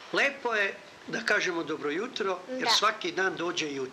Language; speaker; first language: Serbian; native; Serbian